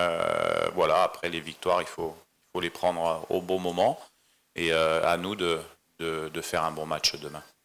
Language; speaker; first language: French; native; French